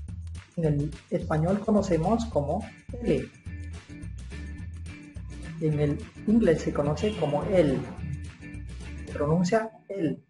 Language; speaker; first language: Spanish; non-native, local second language; Quechua